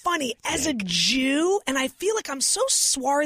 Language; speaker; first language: English; early bilingual, other home language; Russian